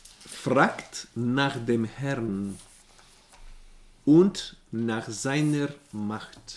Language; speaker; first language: German; non-native, learner; Bulgarian